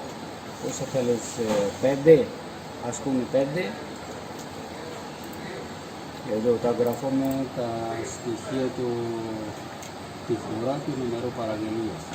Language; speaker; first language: Greek; non-native, learner; Urdu